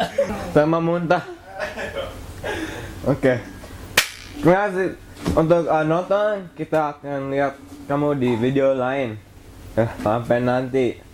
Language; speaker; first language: Indonesian; non-native, learner; English